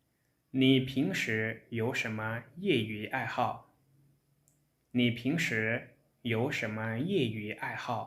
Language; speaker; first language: Chinese; non-native, fluent; Lao